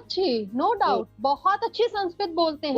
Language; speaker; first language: Hindi; native; Hindi